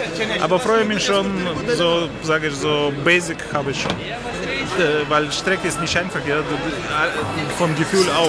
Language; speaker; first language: German; non-native, learner; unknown